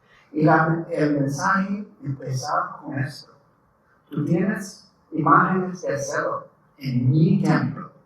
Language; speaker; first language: Spanish; non-native, learner; English